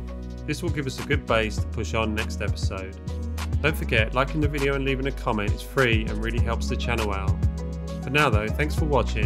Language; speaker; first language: English; native; English